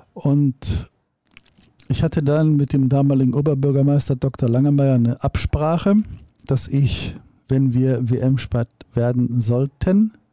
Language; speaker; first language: German; native; German